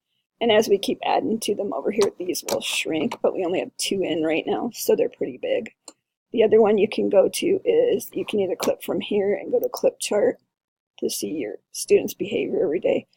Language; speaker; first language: English; native; English